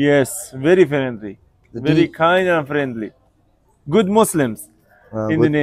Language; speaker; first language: English; non-native, learner; Persian